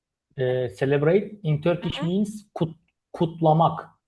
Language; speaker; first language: English; non-native, learner; Turkish